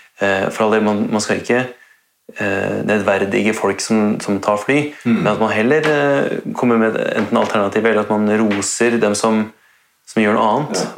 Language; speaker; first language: Norwegian; native; Norwegian